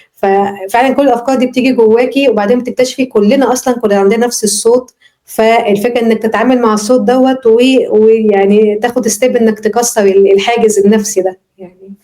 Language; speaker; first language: Arabic; native; Arabic